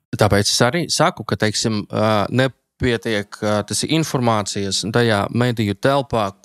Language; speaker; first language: Latvian; non-native, local second language; Russian